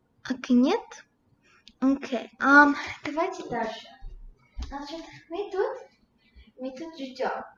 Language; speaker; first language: Russian; early bilingual, heritage; Russian